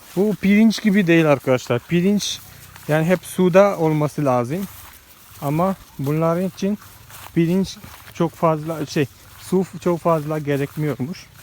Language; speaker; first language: Turkish; non-native, fluent; Malayalam